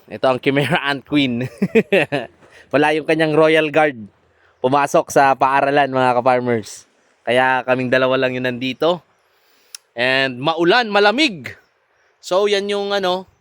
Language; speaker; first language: Filipino; non-native, local second language; Bikol